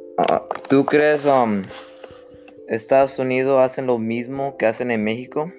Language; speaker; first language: Spanish; early bilingual, heritage; Spanish